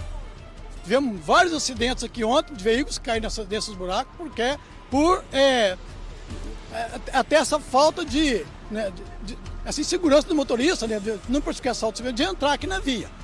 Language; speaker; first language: Portuguese; native; Portuguese